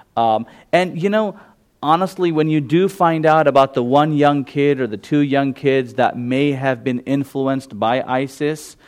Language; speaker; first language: English; early bilingual, other home language; Gujarati